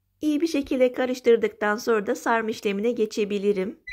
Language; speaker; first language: Turkish; native; Turkish